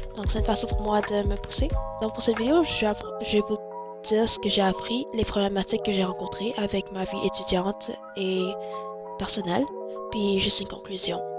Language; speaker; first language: French; early bilingual, other home language; Chinese